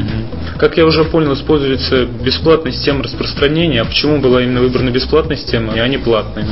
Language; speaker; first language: Russian; native; Russian